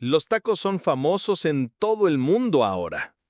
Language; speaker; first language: Spanish; non-native, fluent; English